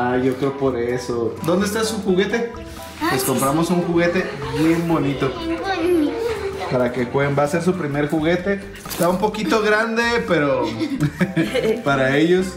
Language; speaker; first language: Spanish; native; Spanish